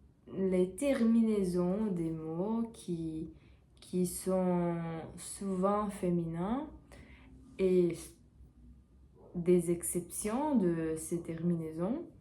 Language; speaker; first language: French; non-native, learner; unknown